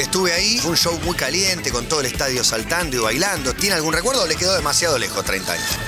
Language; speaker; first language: Spanish; native; Spanish